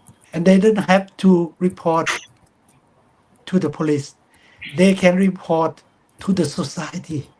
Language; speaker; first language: English; non-native, fluent; Thai